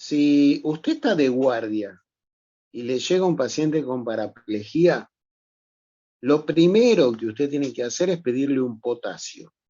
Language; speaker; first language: Spanish; native; Spanish